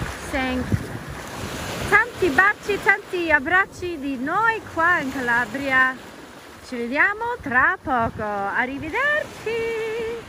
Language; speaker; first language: Italian; non-native, learner; English